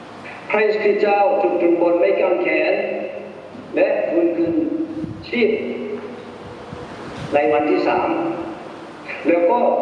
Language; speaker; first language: Thai; non-native, fluent; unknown